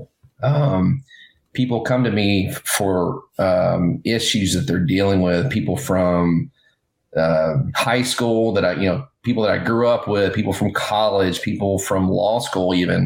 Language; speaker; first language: English; native; English